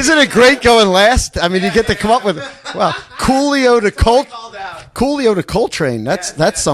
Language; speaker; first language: English; native; English